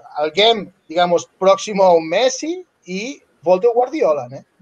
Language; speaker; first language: Portuguese; non-native, learner; Spanish